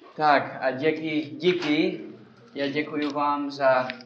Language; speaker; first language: Czech; non-native, learner; English